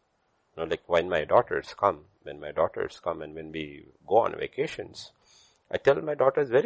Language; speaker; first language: English; non-native, local second language; Malayalam